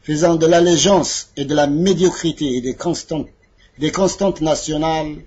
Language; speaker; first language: French; non-native, local second language; Arabic